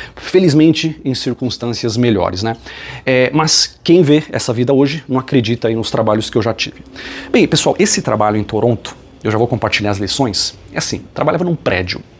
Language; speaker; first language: Portuguese; native; Portuguese